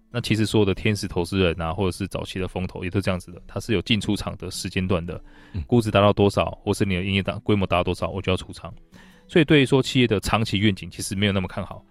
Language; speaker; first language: Chinese; non-native, local second language; English